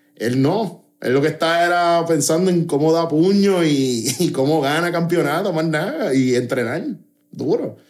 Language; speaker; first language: Spanish; native; Spanish